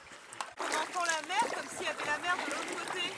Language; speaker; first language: French; native; French